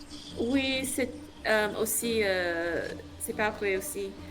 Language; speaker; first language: French; non-native, learner; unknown